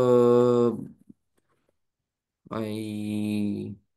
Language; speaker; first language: French; non-native, learner; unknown